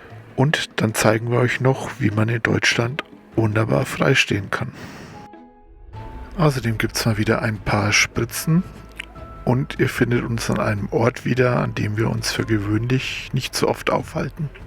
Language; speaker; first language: German; native; German